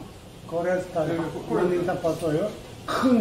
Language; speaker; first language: Korean; non-native, learner; Turkish